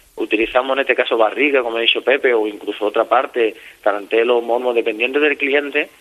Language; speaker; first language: Spanish; native; Spanish